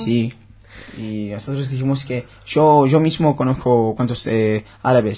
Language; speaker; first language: Spanish; non-native, learner; Hebrew